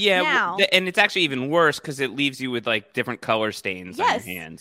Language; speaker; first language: English; native; English